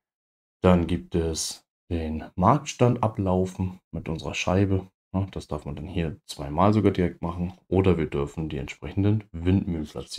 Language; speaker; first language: German; native; German